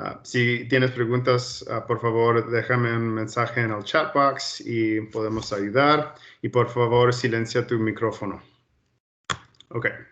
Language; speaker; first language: Spanish; early bilingual, heritage; Spanish